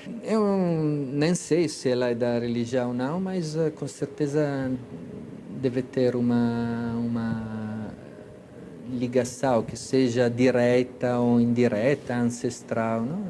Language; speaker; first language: Portuguese; non-native, fluent; Italian